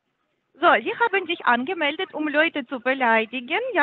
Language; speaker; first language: German; non-native, learner; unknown